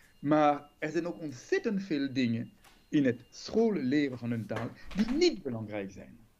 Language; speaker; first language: Dutch; non-native, fluent; French